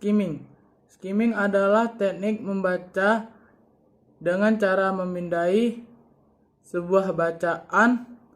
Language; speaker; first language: Indonesian; native; Indonesian